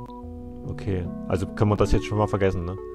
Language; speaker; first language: German; native; German